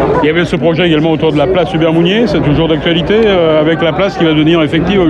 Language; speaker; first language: French; native; French